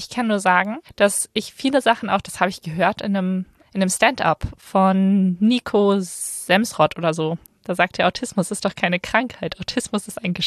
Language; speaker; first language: German; native; German